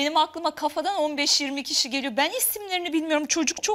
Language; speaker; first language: Turkish; native; Turkish